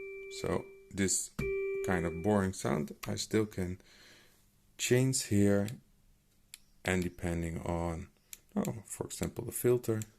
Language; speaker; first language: English; non-native, fluent; Dutch